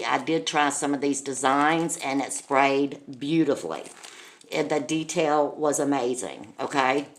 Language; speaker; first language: English; native; English